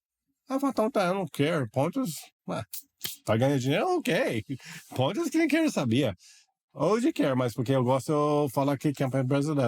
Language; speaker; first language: Portuguese; non-native, learner; English